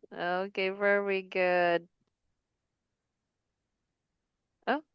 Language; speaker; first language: English; non-native, fluent; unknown